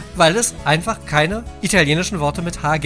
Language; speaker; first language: German; native; German